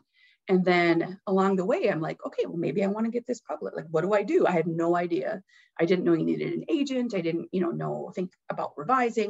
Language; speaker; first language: English; native; English